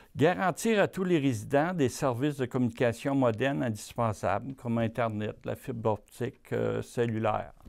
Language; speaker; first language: French; native; French